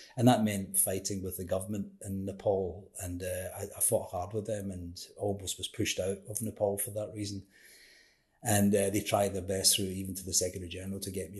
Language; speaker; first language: English; native; English